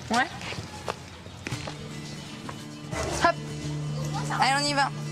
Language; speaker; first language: French; native; French